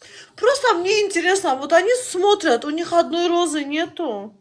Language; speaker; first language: Russian; non-native, local second language; Azerbaijani